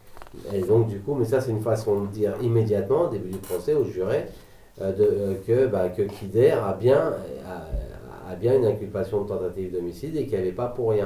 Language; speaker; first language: French; native; French